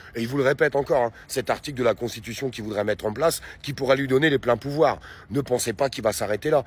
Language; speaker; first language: French; native; French